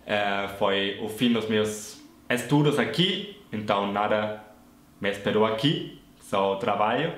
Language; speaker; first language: Portuguese; non-native, fluent; German